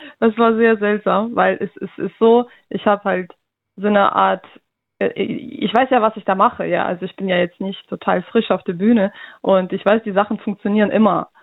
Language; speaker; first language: German; early bilingual, other home language; Russian